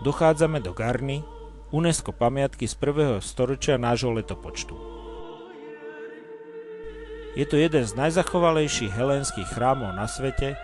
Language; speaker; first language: Slovak; native; Slovak